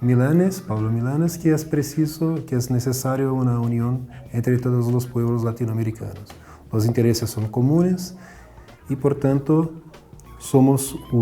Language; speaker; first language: Spanish; non-native, learner; Portuguese